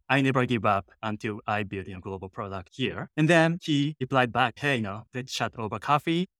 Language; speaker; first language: English; non-native, fluent; Japanese